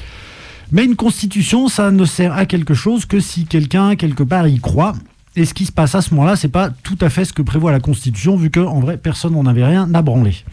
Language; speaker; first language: French; native; French